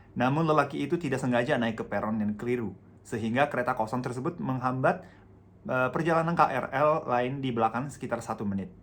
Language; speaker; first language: Indonesian; non-native, fluent; Japanese